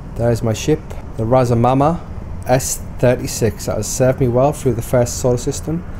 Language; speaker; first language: English; native; English